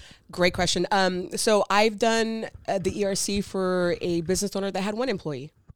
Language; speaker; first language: English; early bilingual, other home language; Spanish